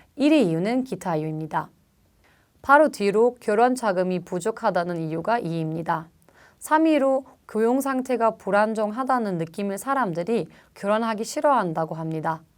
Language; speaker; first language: Korean; non-native, fluent; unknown